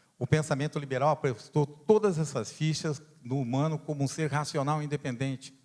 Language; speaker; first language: Portuguese; non-native, fluent; Italian